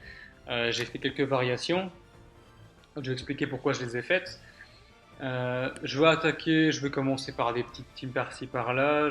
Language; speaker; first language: French; native; French